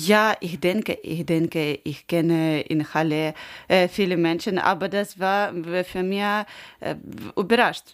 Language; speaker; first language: German; non-native, learner; Ukrainian